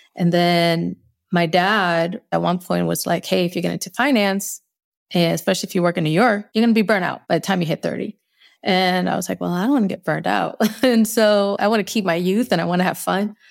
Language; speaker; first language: English; early bilingual, other home language; Spanish